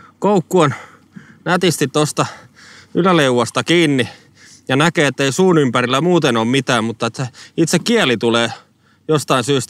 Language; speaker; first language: Finnish; native; Finnish